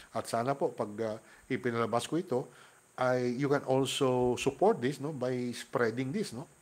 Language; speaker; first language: Filipino; non-native, local second language; Hiligaynon